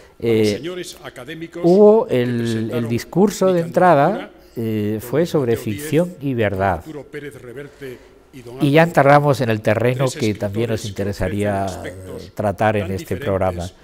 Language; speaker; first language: Spanish; native; Spanish